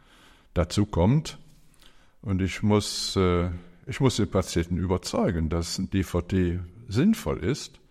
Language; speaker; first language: German; native; German